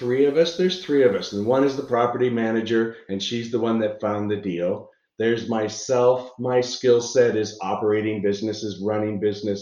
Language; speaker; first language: English; native; English